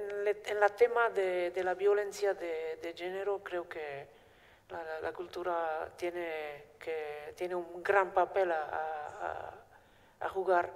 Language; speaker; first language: Spanish; non-native, fluent; Basque